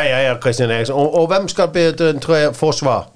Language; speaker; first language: Danish; non-native, learner; Icelandic